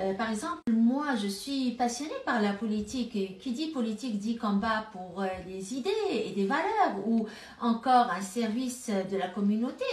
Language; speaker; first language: French; non-native, local second language; Tachelhit